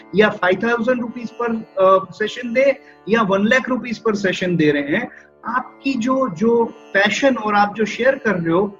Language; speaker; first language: Hindi; non-native, local second language; Gujarati